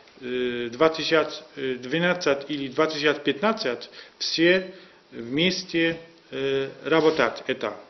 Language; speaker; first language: Russian; non-native, learner; Polish